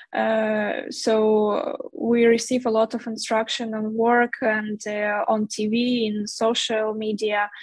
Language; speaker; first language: English; non-native, fluent; Ukrainian